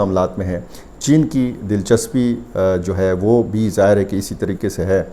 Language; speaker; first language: Urdu; native; Urdu